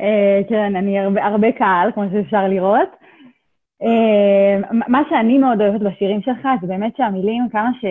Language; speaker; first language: Hebrew; native; Hebrew